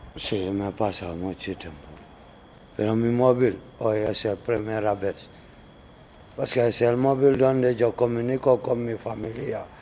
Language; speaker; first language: Spanish; non-native, learner; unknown